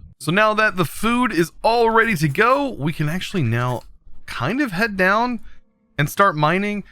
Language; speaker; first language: English; native; English